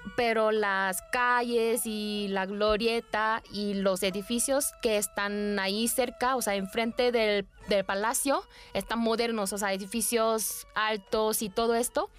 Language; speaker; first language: Spanish; non-native, fluent; Korean